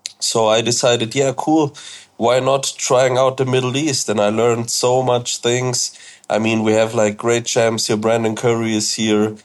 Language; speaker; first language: English; non-native, fluent; German